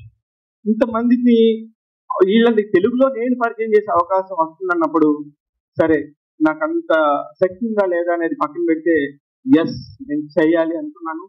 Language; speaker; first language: Telugu; native; Telugu